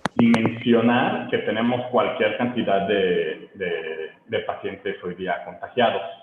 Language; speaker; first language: Spanish; native; Spanish